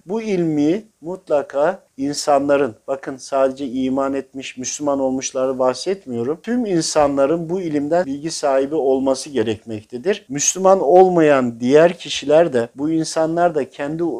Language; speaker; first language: Turkish; native; Turkish